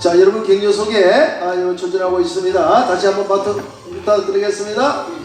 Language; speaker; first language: Korean; native; Korean